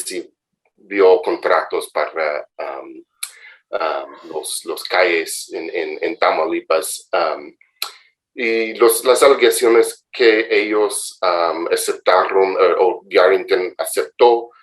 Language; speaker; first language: Spanish; non-native, fluent; English